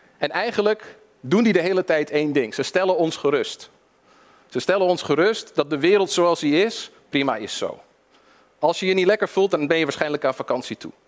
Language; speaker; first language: Dutch; early bilingual, other home language; English